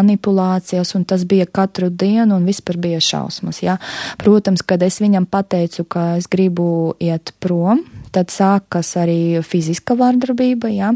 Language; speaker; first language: Latvian; non-native, local second language; Russian